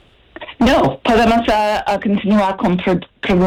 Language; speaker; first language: Spanish; non-native, learner; English